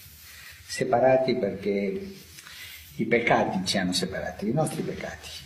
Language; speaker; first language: Italian; non-native, fluent; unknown